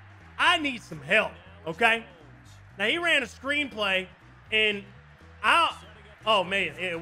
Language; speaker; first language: English; native; English